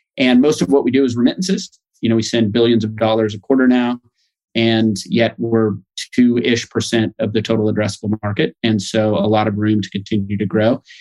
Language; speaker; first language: English; native; English